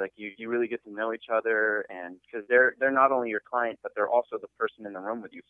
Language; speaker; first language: English; native; English